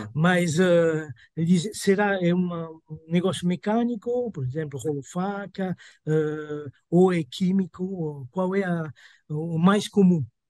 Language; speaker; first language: Portuguese; non-native, fluent; French